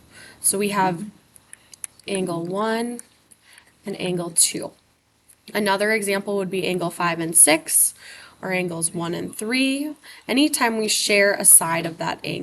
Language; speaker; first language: English; native; English